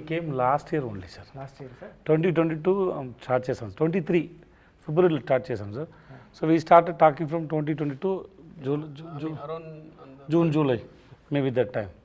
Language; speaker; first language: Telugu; non-native, local second language; Tamil